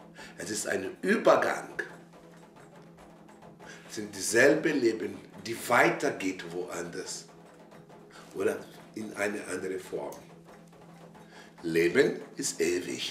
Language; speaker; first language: German; non-native, fluent; Portuguese